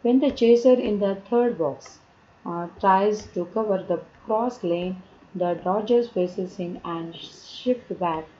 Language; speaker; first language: English; non-native, local second language; Kannada